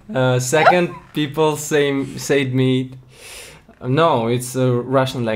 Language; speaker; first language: English; non-native, learner; Russian